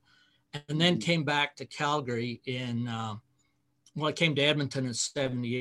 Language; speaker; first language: English; native; English